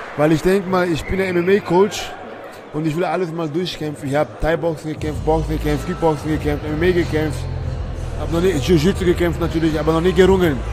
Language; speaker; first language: German; native; German